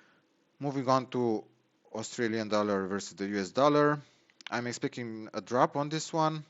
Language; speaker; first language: English; non-native, fluent; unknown